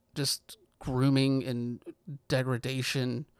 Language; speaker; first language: English; native; English